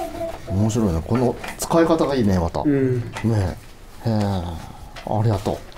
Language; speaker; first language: Japanese; native; Japanese